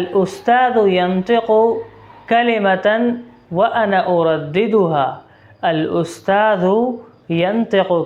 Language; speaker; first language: Arabic; non-native, fluent; Urdu